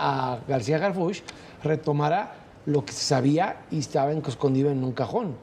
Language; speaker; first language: Spanish; native; Spanish